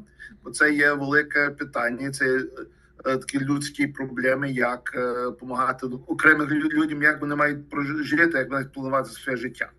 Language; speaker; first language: Ukrainian; early bilingual, heritage; Ukrainian